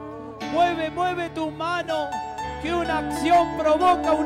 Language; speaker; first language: Spanish; native; Spanish